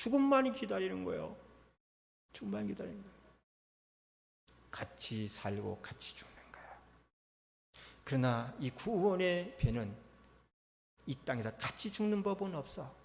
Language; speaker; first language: Korean; native; Korean